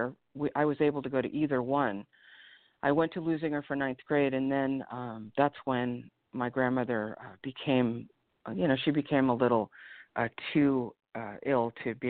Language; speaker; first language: English; native; English